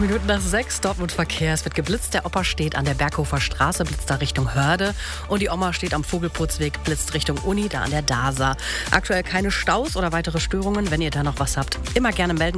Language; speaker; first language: German; native; German